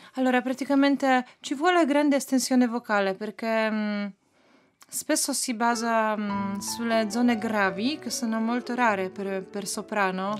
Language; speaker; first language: Italian; non-native, fluent; Polish